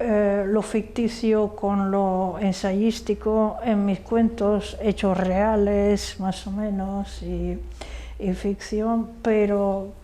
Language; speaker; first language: Spanish; non-native, fluent; Hungarian